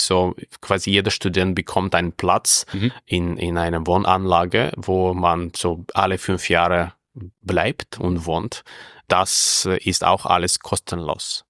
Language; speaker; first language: German; non-native, fluent; Russian